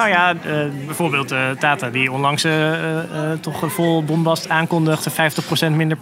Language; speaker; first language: Dutch; native; Dutch